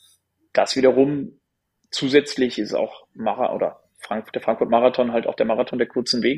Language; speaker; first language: German; native; German